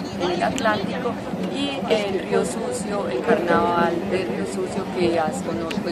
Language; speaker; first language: Spanish; native; Spanish